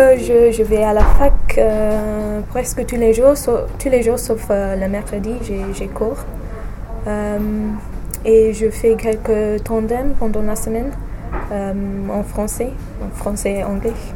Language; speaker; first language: French; non-native, fluent; English